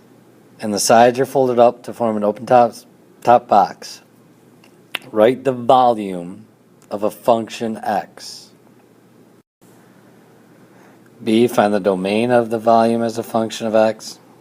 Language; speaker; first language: English; native; English